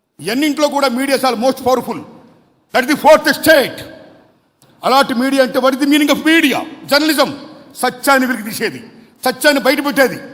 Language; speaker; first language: Telugu; native; Telugu